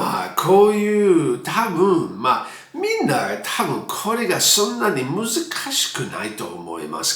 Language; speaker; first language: Japanese; non-native, fluent; English